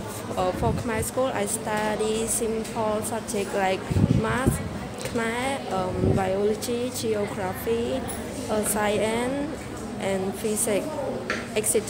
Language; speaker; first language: English; non-native, learner; Khmer